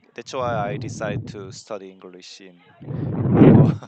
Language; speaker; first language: English; non-native, learner; Korean